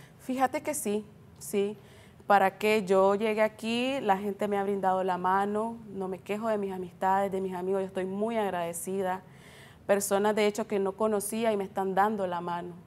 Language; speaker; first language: Spanish; native; Spanish